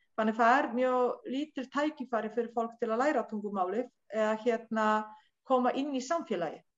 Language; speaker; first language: Icelandic; non-native, fluent; Polish